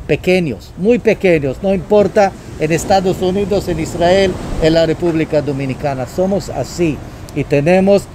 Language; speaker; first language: Spanish; non-native, fluent; Hebrew